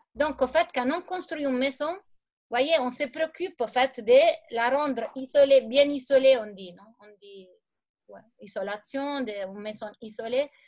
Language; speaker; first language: French; non-native, fluent; Italian